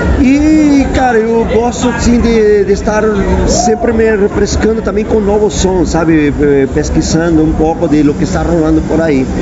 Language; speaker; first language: Portuguese; non-native, fluent; Spanish